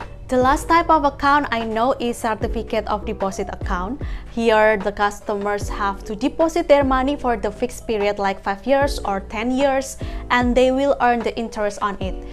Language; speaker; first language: English; non-native, fluent; Indonesian